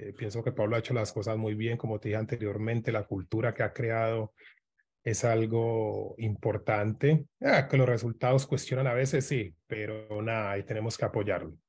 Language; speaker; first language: Spanish; native; Spanish